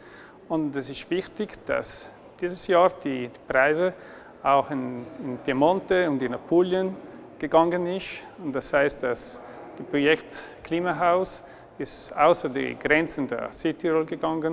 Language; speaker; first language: German; non-native, local second language; Italian